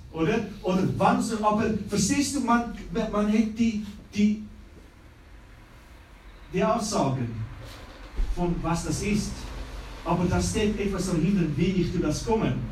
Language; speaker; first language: German; non-native, learner; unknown